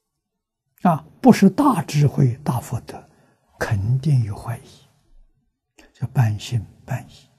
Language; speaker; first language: Chinese; native; Chinese